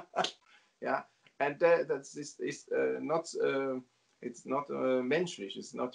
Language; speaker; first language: English; non-native, learner; Italian